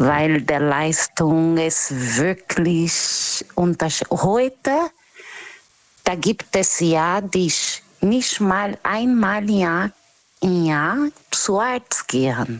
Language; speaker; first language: German; non-native, learner; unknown